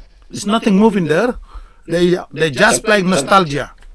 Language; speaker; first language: English; non-native, fluent; Indonesian